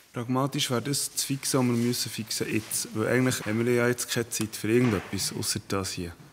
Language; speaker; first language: German; native; German